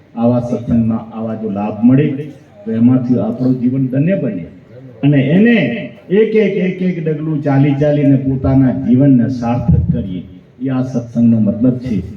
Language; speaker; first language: Gujarati; non-native, local second language; Kachhi